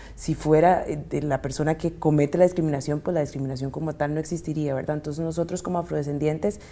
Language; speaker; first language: Spanish; native; Spanish